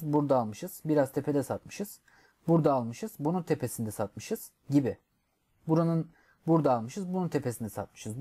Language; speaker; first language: Turkish; native; Turkish